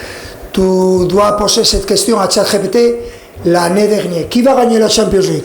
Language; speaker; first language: French; non-native, fluent; Spanish